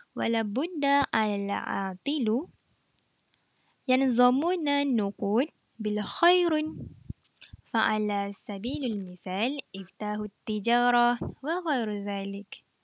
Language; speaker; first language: Arabic; non-native, learner; Malay